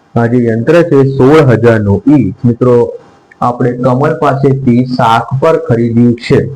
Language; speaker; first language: Gujarati; native; Gujarati